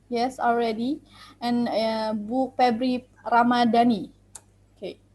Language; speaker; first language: English; non-native, learner; Indonesian